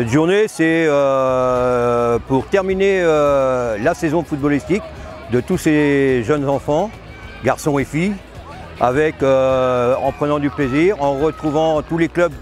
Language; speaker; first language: French; native; French